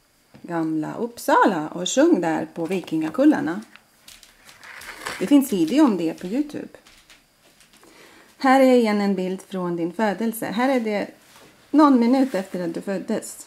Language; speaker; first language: Swedish; non-native, fluent; Latvian